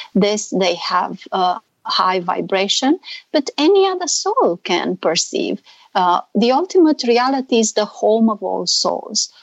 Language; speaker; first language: English; non-native, fluent; Romanian